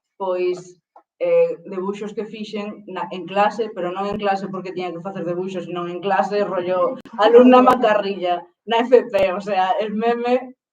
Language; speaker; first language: Galician; non-native, local second language; Spanish